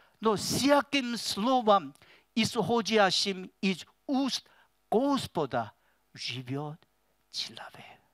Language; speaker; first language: Russian; non-native, learner; Korean